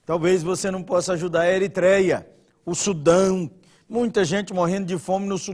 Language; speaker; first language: Portuguese; native; Portuguese